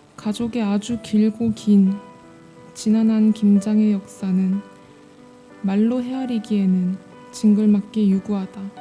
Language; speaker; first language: Korean; native; Korean